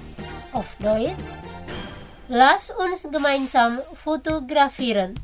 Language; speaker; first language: German; non-native, fluent; Indonesian